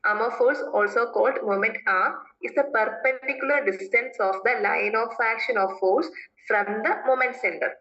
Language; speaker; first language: English; non-native, local second language; Malayalam